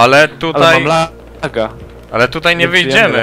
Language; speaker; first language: Polish; native; Polish